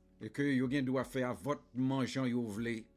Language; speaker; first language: French; non-native, local second language; Haitian Creole